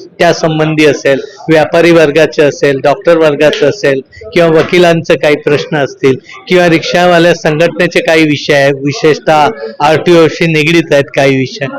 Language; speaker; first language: Marathi; native; Marathi